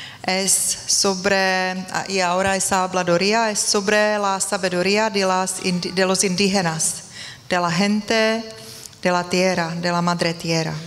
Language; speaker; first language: Spanish; non-native, learner; Czech